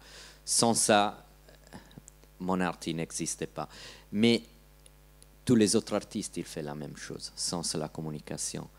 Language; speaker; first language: French; non-native, learner; Italian